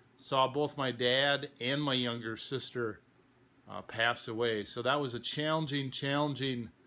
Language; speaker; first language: English; native; English